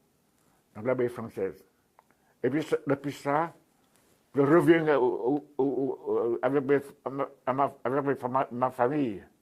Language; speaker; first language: French; non-native, fluent; Vietnamese